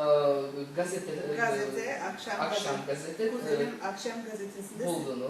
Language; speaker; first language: Turkish; early bilingual, heritage; Turkish